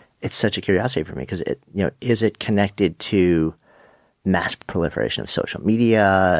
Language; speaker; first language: English; native; English